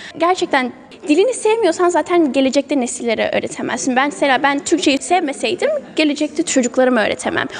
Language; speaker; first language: Turkish; early bilingual, heritage; Turkish